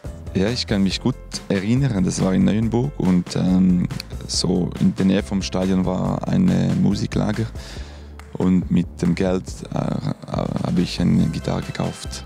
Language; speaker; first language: German; non-native, local second language; French